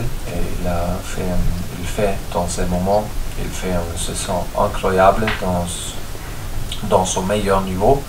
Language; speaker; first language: French; non-native, fluent; German